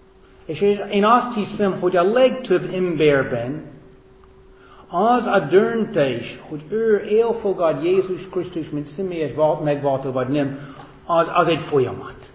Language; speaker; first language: Hungarian; non-native, fluent; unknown